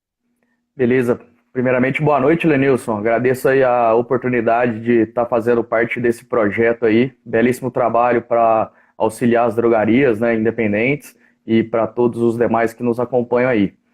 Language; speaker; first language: Portuguese; native; Portuguese